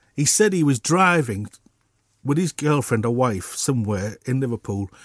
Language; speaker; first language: English; native; English